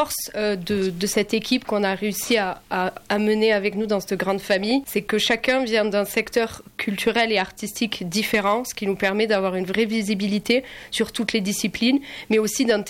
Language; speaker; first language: French; native; French